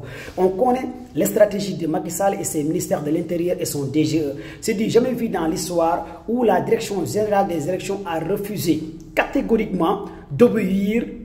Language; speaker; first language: French; non-native, local second language; Wolof